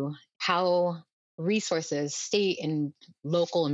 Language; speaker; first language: English; early bilingual, other home language; Lingala